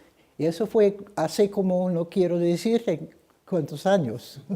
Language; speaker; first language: Spanish; non-native, fluent; English